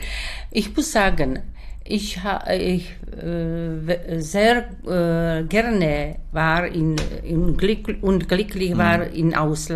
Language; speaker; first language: German; non-native, learner; Czech